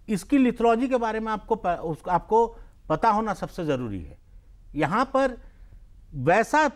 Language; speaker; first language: Hindi; native; Hindi